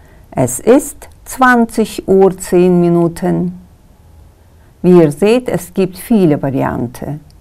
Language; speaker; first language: German; non-native, fluent; Kyrgyz